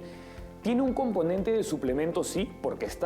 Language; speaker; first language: Spanish; native; Spanish